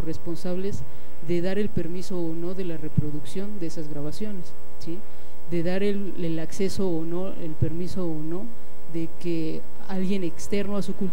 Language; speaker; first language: Spanish; native; Spanish